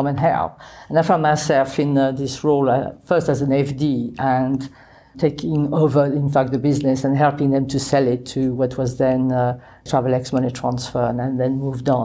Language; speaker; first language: English; non-native, fluent; French